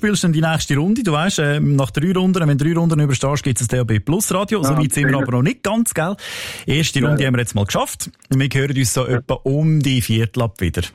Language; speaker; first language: German; native; German